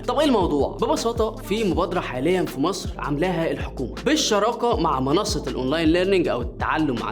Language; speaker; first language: Arabic; native; Arabic